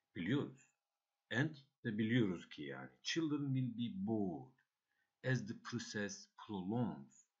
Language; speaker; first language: English; non-native, fluent; Turkish